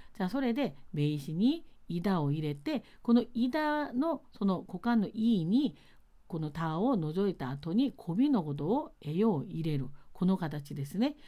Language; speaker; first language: Japanese; non-native, fluent; Korean